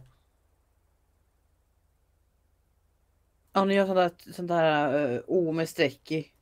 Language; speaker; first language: Danish; non-native, learner; Swedish